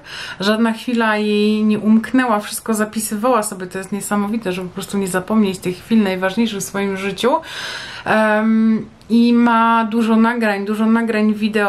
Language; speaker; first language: Polish; native; Polish